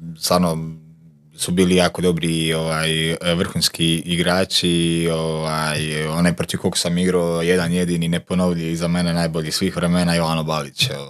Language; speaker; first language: Croatian; non-native, local second language; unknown